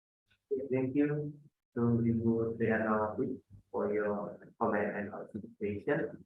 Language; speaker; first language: English; non-native, fluent; Indonesian